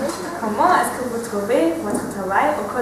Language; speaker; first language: French; non-native, learner; German